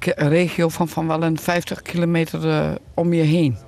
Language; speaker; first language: Dutch; native; Dutch